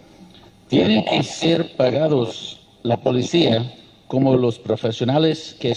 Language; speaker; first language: Spanish; non-native, learner; English